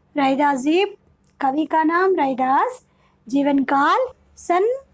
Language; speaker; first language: Hindi; non-native, local second language; Telugu